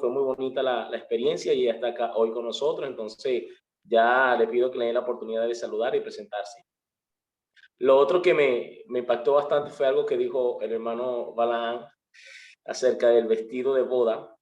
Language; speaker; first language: Spanish; native; Spanish